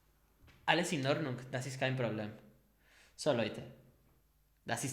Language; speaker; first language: German; non-native, learner; Spanish